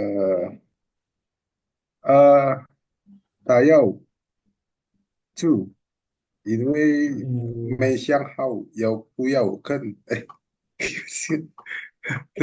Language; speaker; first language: Chinese; non-native, learner; Indonesian